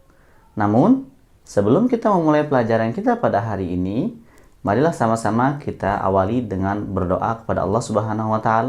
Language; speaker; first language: Indonesian; native; Indonesian